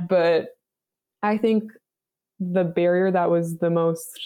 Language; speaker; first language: English; native; English